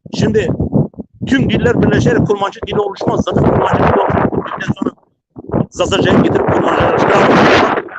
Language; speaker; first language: Turkish; non-native, local second language; Zaza